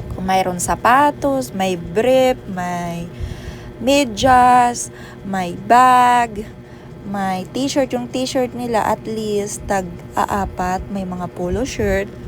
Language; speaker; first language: Filipino; non-native, local second language; Waray